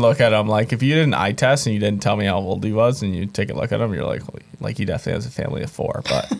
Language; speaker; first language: English; native; English